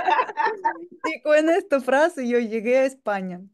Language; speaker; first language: Spanish; non-native, fluent; Russian